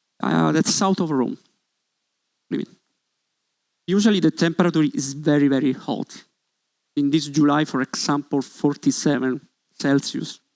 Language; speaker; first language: English; non-native, learner; Italian